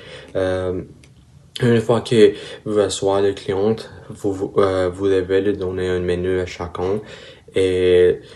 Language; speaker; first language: French; non-native, learner; Spanish